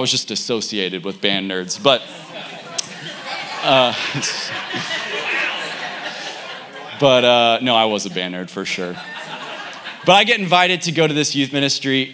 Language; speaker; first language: English; native; English